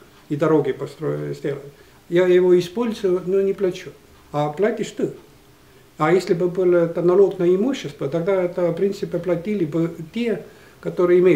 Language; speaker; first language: Russian; non-native, fluent; Estonian